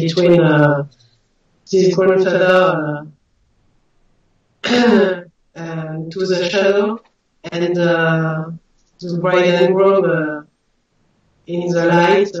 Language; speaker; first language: English; non-native, learner; French